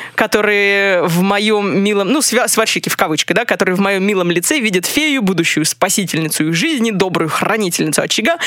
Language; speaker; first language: Russian; non-native, fluent; English